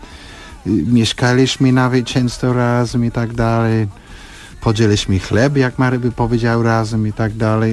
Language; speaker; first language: Polish; non-native, fluent; English